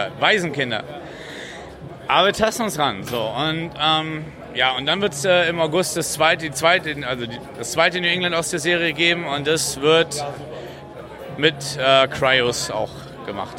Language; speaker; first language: German; native; German